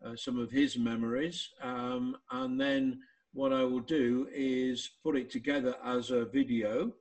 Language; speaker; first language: English; native; English